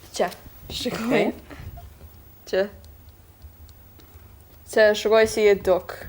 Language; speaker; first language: Albanian; early bilingual, heritage; Albanian